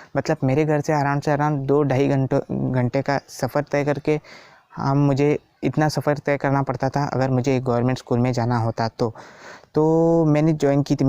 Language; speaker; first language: Hindi; non-native, local second language; Konkani